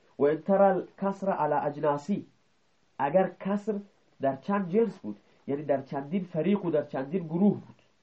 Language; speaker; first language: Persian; non-native, local second language; Baluchi